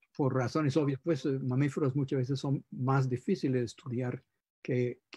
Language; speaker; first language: Spanish; non-native, fluent; English